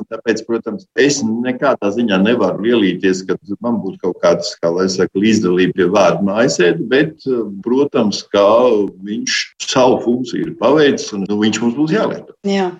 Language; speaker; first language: Latvian; native; Latvian